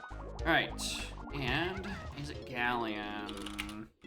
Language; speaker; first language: English; native; English